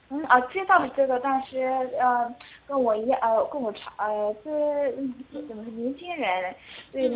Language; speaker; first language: Chinese; non-native, learner; Korean